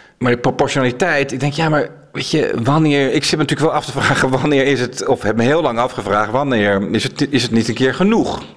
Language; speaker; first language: Dutch; native; Dutch